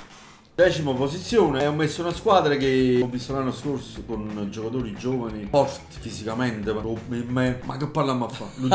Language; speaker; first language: Italian; native; Italian